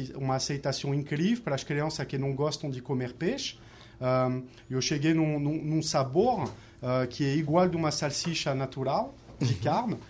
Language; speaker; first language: Portuguese; non-native, fluent; French